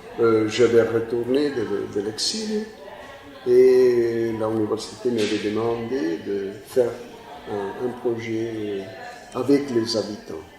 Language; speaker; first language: French; non-native, fluent; Spanish